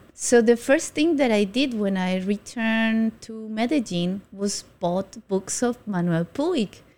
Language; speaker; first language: English; non-native, fluent; Spanish